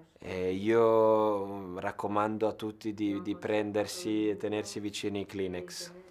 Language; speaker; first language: Italian; native; Italian